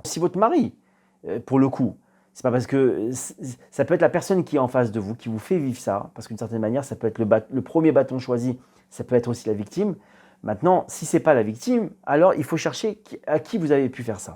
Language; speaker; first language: French; native; French